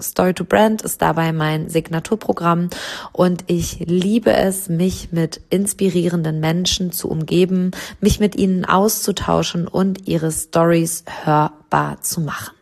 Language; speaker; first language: German; native; German